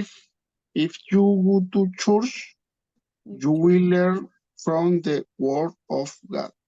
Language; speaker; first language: English; non-native, learner; Spanish